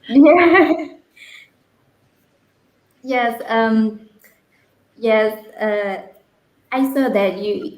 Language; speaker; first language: English; non-native, learner; Khmer